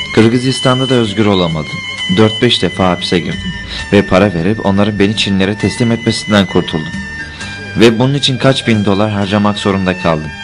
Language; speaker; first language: Turkish; non-native, fluent; Uyghur